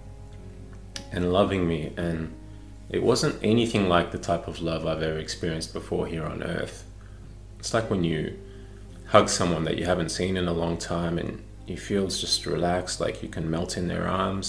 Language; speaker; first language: English; native; English